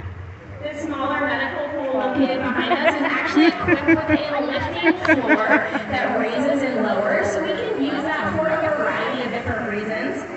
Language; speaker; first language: English; native; English